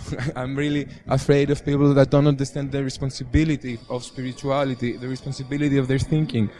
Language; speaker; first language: English; non-native, fluent; Greek